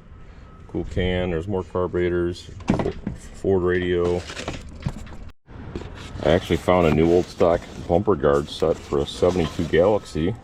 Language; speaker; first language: English; native; English